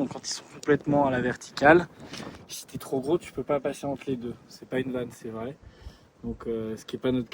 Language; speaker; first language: French; native; French